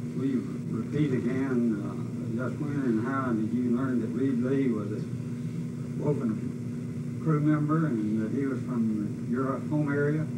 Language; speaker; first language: English; native; English